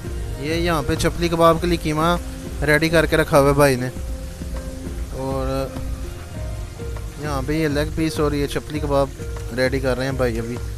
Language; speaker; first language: Hindi; non-native, local second language; Punjabi